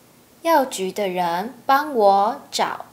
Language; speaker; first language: Chinese; native; Chinese